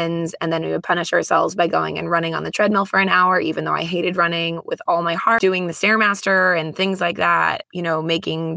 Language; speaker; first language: English; native; English